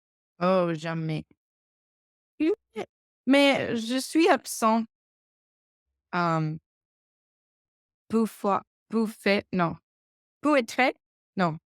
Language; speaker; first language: French; non-native, learner; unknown